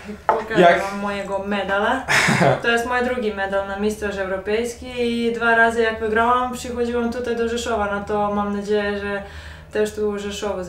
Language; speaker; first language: Polish; non-native, learner; Serbian